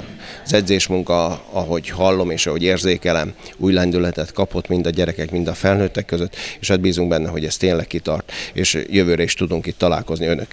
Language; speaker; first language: Hungarian; native; Hungarian